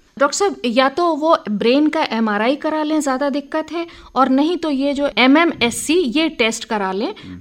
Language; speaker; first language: Hindi; native; Hindi